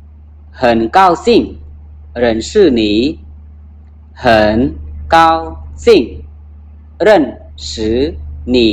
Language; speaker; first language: Chinese; non-native, fluent; Khmer